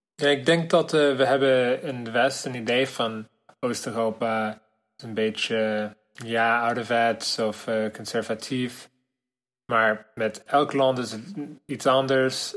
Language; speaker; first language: Dutch; non-native, learner; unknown